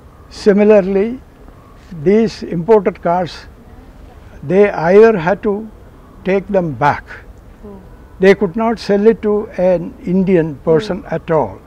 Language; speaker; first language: English; non-native, local second language; Malayalam